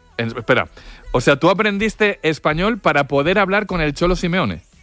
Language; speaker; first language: Spanish; native; Spanish